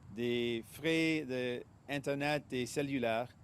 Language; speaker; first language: French; non-native, local second language; English